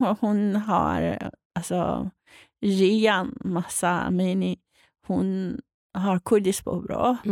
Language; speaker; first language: Swedish; non-native, fluent; Persian